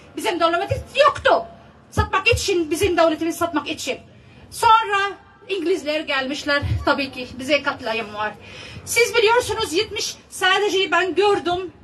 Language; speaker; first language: Turkish; non-native, learner; Arabic